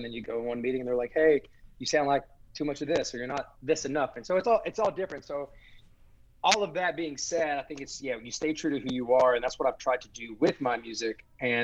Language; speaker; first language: English; native; English